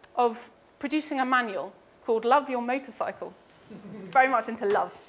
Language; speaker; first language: English; native; English